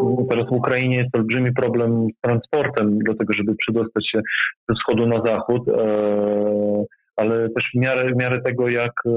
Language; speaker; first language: Polish; non-native, fluent; Ukrainian